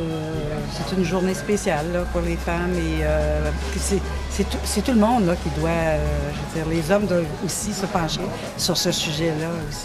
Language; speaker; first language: French; native; French